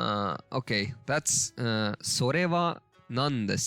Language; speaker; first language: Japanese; non-native, learner; Turkish